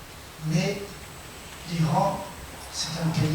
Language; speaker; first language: French; non-native, fluent; Persian